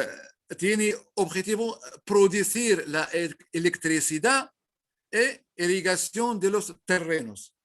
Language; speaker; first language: Spanish; non-native, learner; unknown